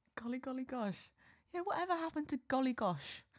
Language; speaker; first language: English; native; English